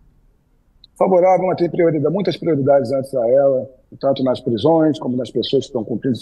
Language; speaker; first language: Portuguese; native; Portuguese